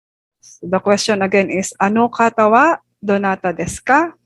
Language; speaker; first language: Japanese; non-native, fluent; Filipino